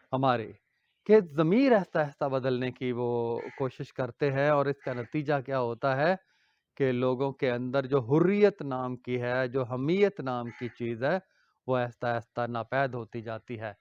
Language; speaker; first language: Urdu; non-native, local second language; Punjabi